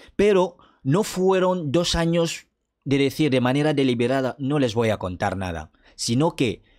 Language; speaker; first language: Spanish; non-native, fluent; French